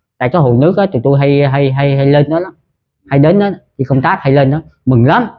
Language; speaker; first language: Vietnamese; early bilingual, heritage; Vietnamese